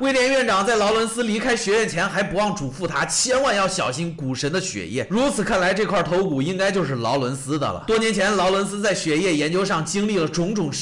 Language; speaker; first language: Chinese; native; Chinese